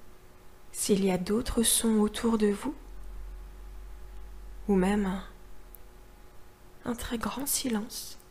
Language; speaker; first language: French; native; French